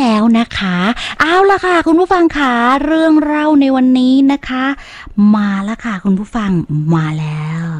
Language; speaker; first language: Thai; native; Thai